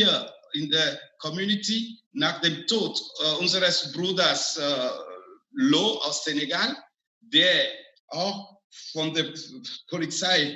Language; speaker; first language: German; non-native, fluent; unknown